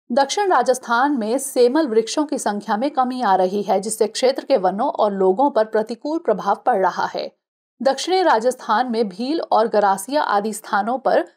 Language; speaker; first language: Hindi; native; Hindi